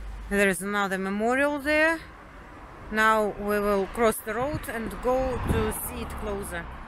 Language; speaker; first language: English; non-native, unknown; Russian